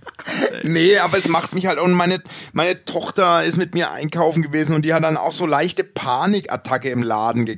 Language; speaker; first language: German; native; German